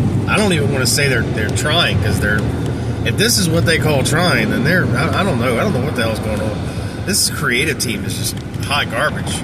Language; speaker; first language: English; native; English